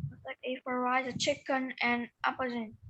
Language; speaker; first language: English; non-native, learner; Vietnamese